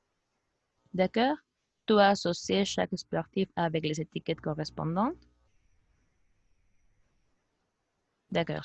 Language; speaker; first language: French; non-native, fluent; Spanish